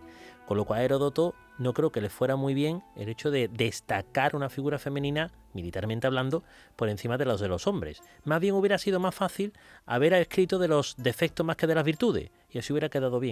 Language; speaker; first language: Spanish; native; Spanish